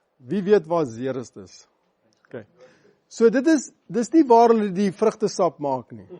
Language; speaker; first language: Afrikaans; non-native, local second language; English